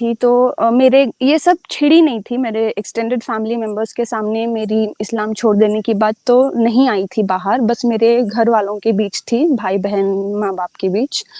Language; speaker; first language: Hindi; native; Hindi